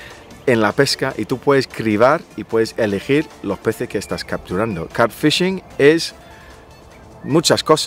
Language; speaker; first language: Spanish; non-native, fluent; English